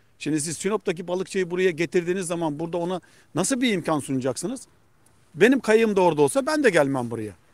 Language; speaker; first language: Turkish; native; Turkish